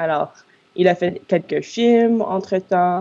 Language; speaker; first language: French; non-native, local second language; English